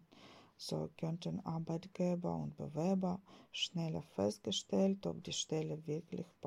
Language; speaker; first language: German; non-native, fluent; Ukrainian